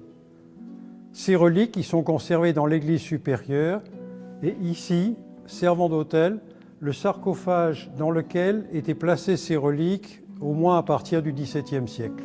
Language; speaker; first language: French; native; French